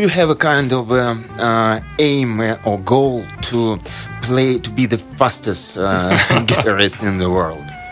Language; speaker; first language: English; non-native, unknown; Russian